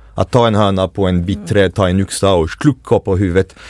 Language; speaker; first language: Swedish; non-native, fluent; French